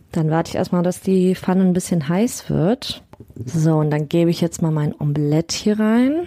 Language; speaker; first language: German; native; German